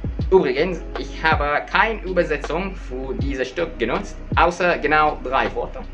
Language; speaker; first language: German; non-native, learner; Arabic